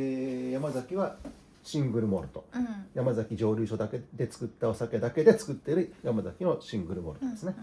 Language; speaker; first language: Japanese; native; Japanese